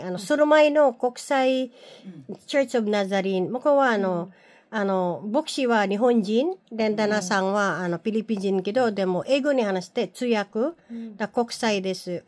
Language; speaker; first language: Japanese; non-native, learner; Filipino